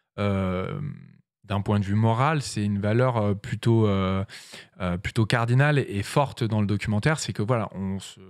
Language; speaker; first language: French; native; French